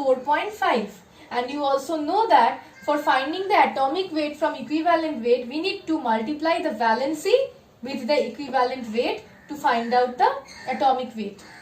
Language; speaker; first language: English; non-native, local second language; Bangla